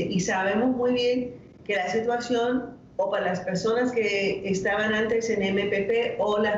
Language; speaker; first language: Spanish; non-native, fluent; English